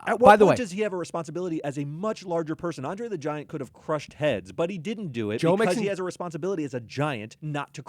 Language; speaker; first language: English; native; English